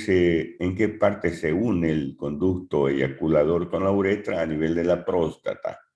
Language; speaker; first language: Spanish; native; Spanish